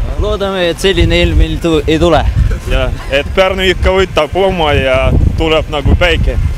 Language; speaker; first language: Estonian; non-native, local second language; Russian